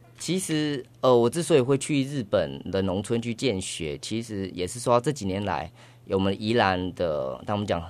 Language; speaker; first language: Chinese; native; Chinese